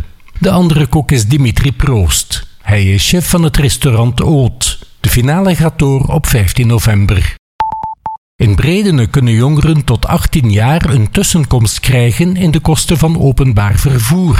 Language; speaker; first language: Dutch; native; Dutch